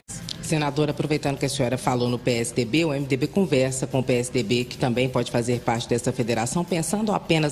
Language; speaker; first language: Portuguese; native; Portuguese